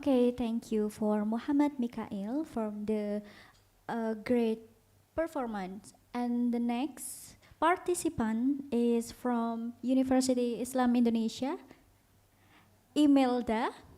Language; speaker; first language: English; non-native, learner; Indonesian